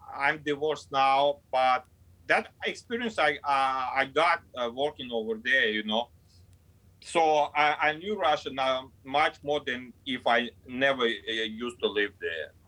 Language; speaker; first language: English; non-native, fluent; Azerbaijani